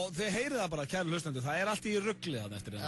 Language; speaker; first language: Icelandic; native; Icelandic